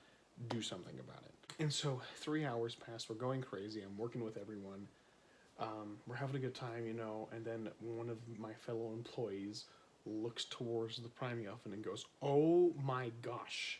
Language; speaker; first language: English; native; English